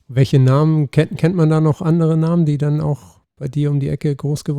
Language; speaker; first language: German; native; German